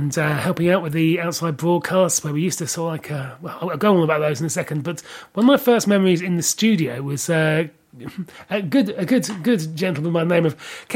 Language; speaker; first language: English; native; English